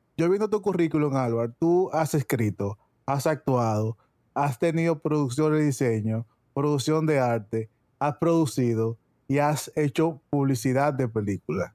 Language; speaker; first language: Spanish; native; Spanish